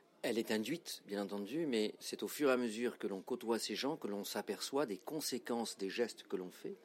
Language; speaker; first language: French; native; French